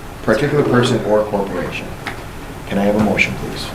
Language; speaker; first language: English; native; English